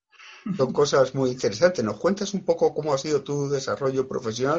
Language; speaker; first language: Spanish; native; Spanish